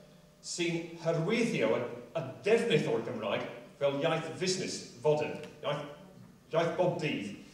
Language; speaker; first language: Welsh; non-native, local second language; English